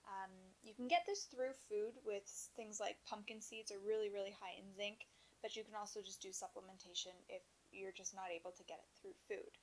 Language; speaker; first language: English; native; English